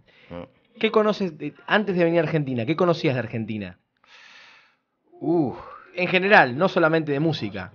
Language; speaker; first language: Spanish; native; Spanish